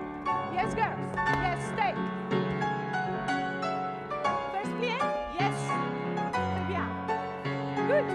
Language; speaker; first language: English; non-native, learner; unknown